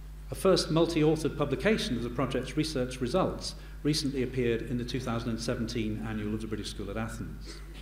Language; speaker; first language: English; native; English